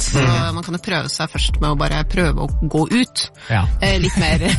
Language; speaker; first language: Norwegian; native; Norwegian